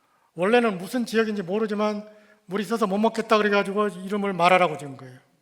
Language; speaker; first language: Korean; native; Korean